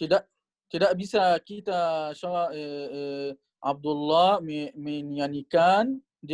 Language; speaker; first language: Indonesian; non-native, learner; Arabic